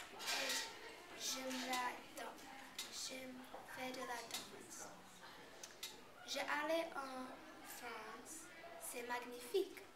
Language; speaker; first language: French; non-native, learner; English